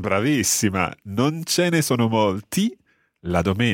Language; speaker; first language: Italian; non-native, fluent; English